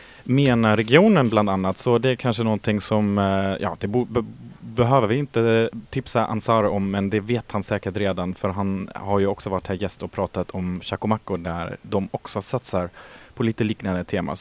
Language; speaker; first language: Swedish; native; Swedish